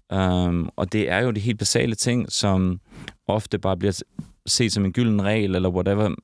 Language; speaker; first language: Danish; native; Danish